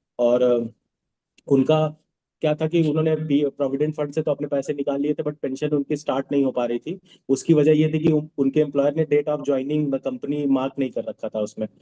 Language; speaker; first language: Hindi; non-native, local second language; Bhojpuri